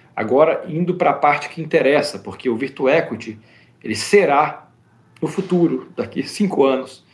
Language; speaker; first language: Portuguese; native; Portuguese